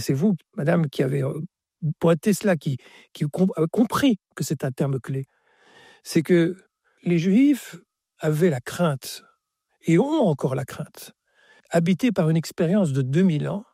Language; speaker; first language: French; native; French